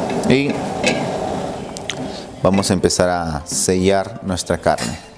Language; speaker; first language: Spanish; native; Spanish